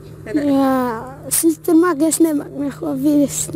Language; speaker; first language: Latvian; early bilingual, heritage; Latvian